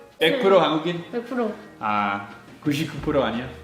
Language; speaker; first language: Korean; non-native, fluent; English